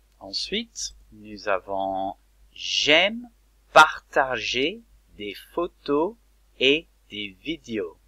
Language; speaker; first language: French; non-native, fluent; English